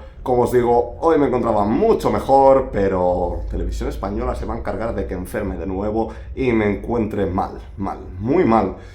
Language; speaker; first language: Spanish; native; Spanish